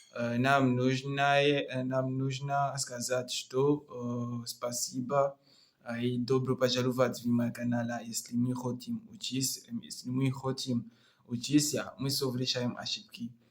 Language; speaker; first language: Russian; non-native, learner; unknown